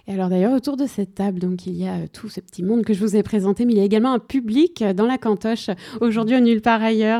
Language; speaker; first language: French; native; French